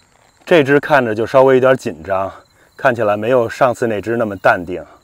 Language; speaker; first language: Chinese; native; Chinese